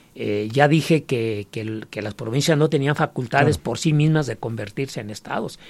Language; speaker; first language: Spanish; native; Spanish